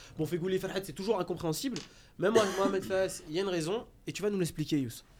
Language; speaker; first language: French; native; French